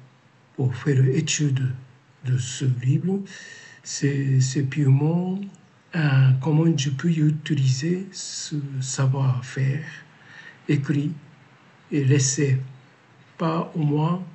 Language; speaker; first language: French; non-native, learner; Japanese